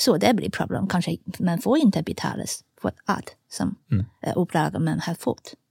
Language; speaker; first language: Swedish; non-native, fluent; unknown